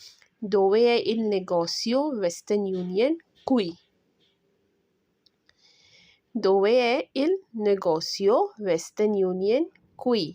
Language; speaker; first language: Italian; non-native, learner; Urdu